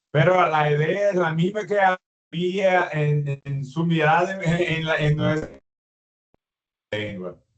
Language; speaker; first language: Spanish; non-native, fluent; Portuguese